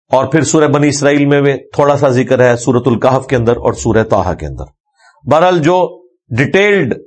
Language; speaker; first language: Urdu; non-native, local second language; Punjabi